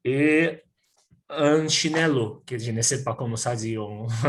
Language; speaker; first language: French; non-native, learner; Portuguese